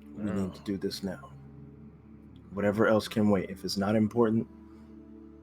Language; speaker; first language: English; native; English